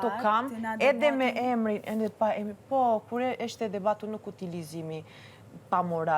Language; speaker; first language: Albanian; early bilingual, heritage; Albanian